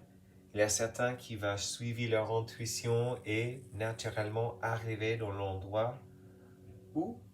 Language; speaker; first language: French; non-native, fluent; English